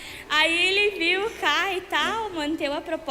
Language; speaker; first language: Portuguese; native; Portuguese